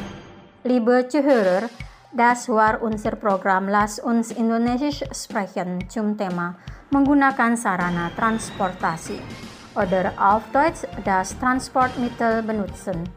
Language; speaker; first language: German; non-native, fluent; Indonesian